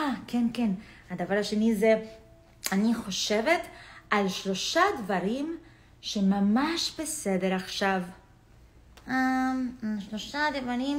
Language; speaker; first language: Hebrew; non-native, fluent; English